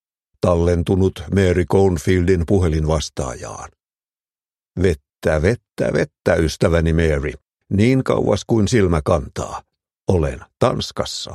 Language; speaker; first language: Finnish; native; Finnish